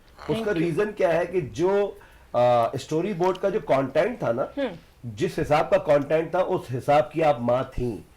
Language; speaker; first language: Urdu; native; Urdu